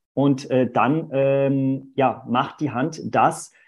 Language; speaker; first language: German; early bilingual, other home language; Portuguese